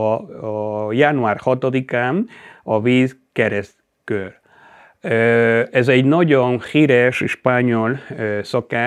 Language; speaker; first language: Hungarian; non-native, fluent; Spanish